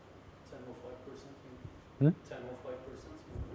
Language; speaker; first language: English; non-native, learner; Turkish